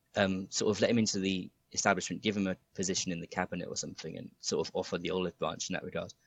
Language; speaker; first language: English; native; English